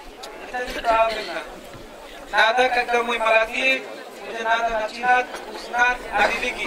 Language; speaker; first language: Russian; non-native, learner; Bangla